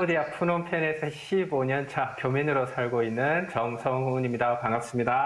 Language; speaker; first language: Korean; native; Korean